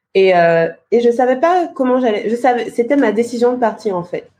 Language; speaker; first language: French; native; French